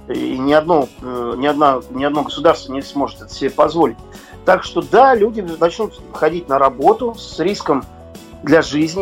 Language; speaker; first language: Russian; native; Russian